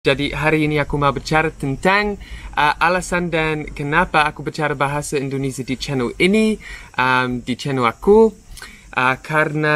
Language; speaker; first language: Indonesian; non-native, learner; English